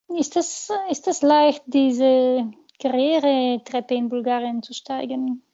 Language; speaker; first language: German; non-native, fluent; Bulgarian